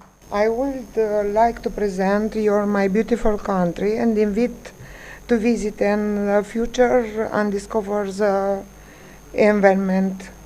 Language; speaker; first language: English; non-native, learner; Romanian